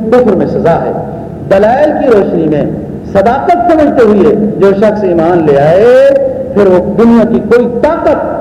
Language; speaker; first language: Urdu; native; Urdu